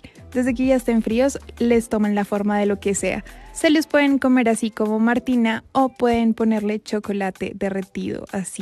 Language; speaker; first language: Spanish; native; Spanish